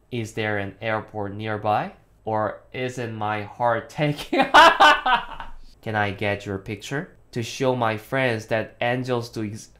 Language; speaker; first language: English; non-native, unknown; Korean